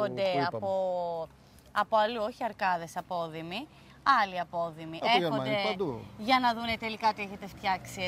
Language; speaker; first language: Greek; native; Greek